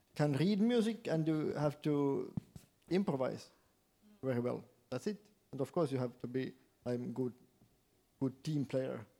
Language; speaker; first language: English; non-native, fluent; Estonian